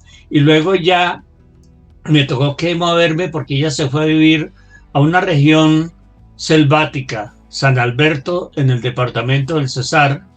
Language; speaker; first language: Spanish; native; Spanish